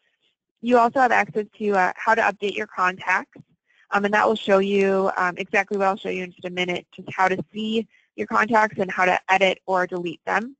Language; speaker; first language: English; native; English